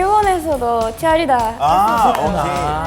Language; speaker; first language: Korean; non-native, learner; Japanese